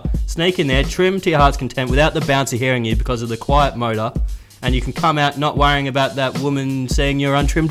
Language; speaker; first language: English; native; English